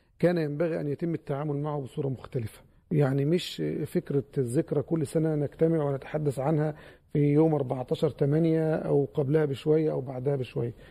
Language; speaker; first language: Arabic; native; Arabic